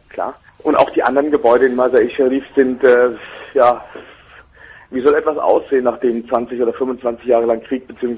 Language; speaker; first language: German; native; German